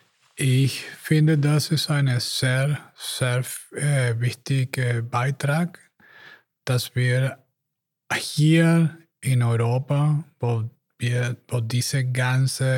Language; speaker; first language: German; non-native, learner; Spanish